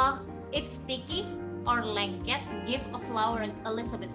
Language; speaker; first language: English; non-native, learner; Indonesian